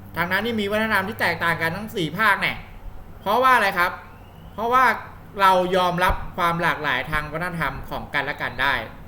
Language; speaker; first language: Thai; native; Thai